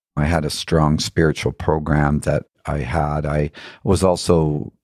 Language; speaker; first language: English; native; English